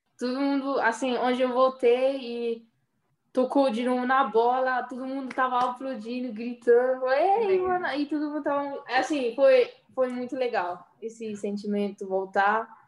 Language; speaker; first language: Portuguese; early bilingual, heritage; Portuguese